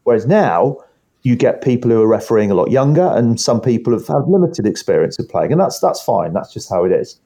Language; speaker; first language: English; native; English